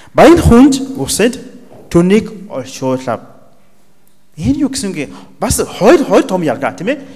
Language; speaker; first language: Mongolian; non-native, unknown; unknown